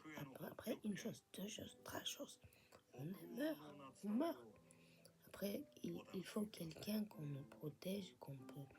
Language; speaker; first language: French; non-native, fluent; Japanese